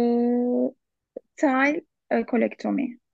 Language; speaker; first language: German; non-native, learner; Turkish